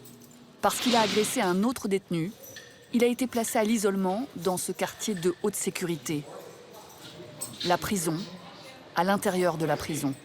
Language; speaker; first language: French; native; French